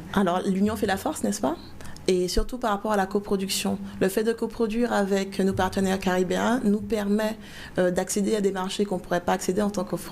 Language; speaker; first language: French; native; French